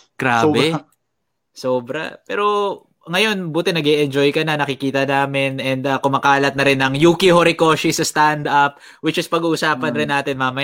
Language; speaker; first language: Filipino; native; Filipino